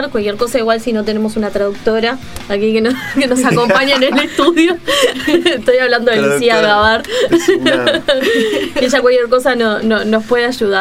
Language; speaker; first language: Spanish; native; Spanish